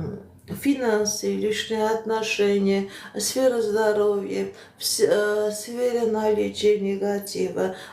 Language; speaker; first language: Russian; non-native, fluent; Armenian